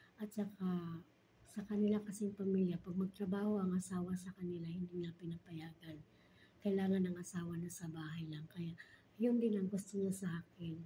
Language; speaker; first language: Filipino; non-native, local second language; Cebuano